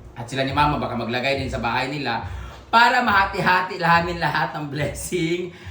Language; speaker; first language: Filipino; non-native, local second language; Cebuano